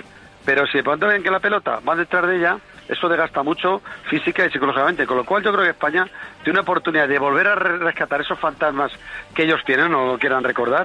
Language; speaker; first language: Spanish; native; Spanish